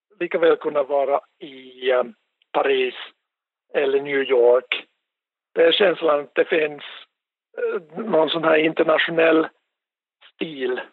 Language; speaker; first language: Swedish; non-native, local second language; Finnish